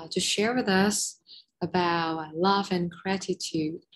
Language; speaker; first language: English; non-native, fluent; Vietnamese